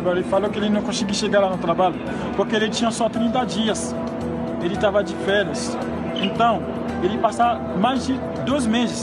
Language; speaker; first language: Portuguese; non-native, learner; Haitian Creole